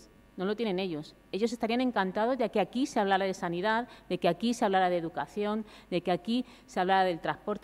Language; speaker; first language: Spanish; native; Spanish